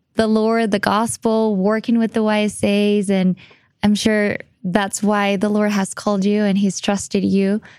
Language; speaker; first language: English; non-native, fluent; Spanish